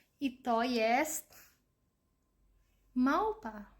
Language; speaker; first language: Polish; non-native, learner; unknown